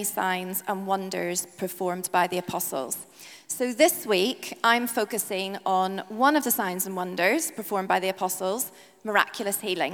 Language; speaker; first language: English; native; English